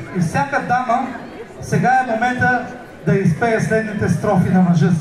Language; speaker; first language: Bulgarian; native; Bulgarian